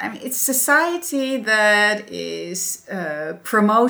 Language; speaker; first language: English; non-native, fluent; Dutch